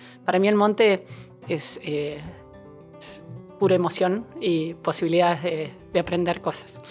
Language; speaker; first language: Spanish; native; Spanish